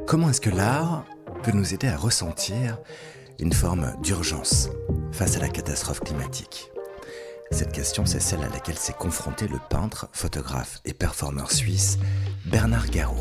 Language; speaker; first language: French; native; French